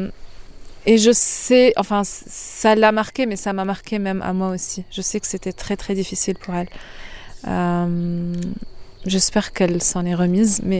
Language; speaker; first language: French; non-native, local second language; Arabic